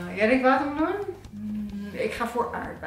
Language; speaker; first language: Dutch; native; Dutch